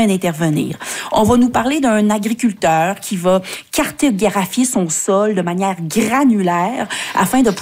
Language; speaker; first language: French; native; French